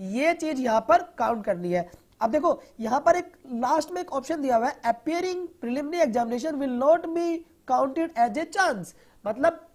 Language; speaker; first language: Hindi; non-native, local second language; Punjabi